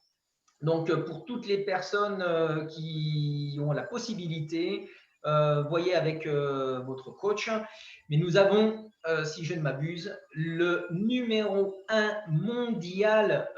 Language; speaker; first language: French; native; French